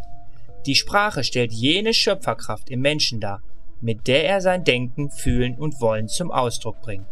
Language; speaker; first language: German; native; German